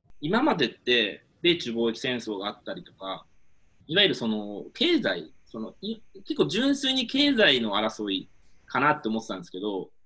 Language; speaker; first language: Japanese; native; Japanese